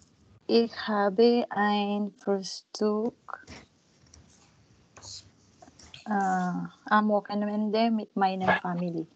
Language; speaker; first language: German; non-native, learner; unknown